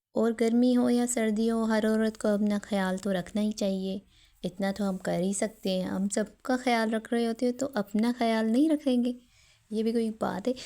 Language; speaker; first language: Urdu; non-native, local second language; Sindhi